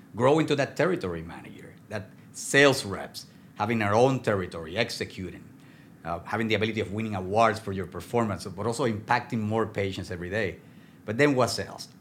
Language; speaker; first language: English; non-native, fluent; Spanish